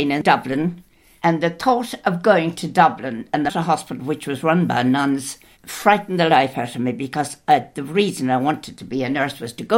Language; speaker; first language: English; native; English